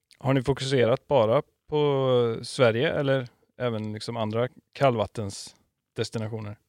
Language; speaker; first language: Swedish; native; Swedish